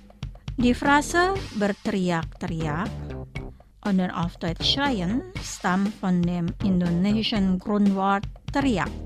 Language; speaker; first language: German; non-native, fluent; Indonesian